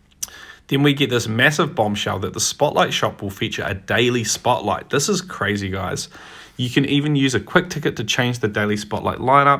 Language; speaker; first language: English; native; English